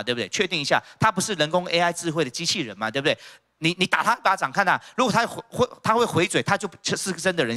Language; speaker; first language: Chinese; native; Chinese